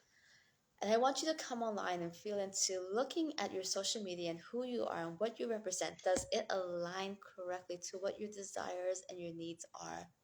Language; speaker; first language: English; native; English